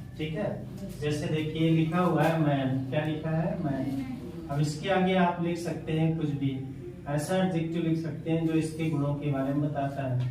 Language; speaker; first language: Hindi; native; Hindi